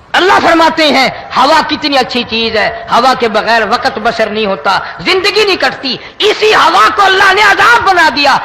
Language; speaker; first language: Urdu; non-native, local second language; Punjabi